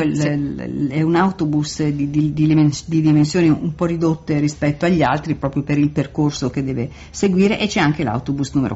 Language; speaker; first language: Italian; native; Italian